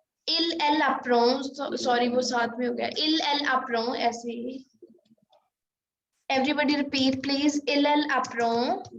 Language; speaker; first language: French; non-native, fluent; Hindi